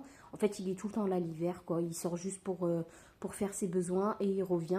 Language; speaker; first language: French; native; French